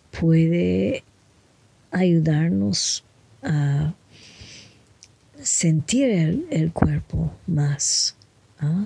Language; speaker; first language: Spanish; non-native, fluent; French